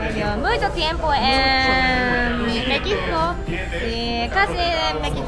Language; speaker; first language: Spanish; non-native, learner; Japanese